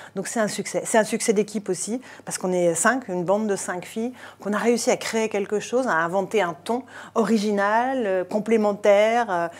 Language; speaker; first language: French; native; French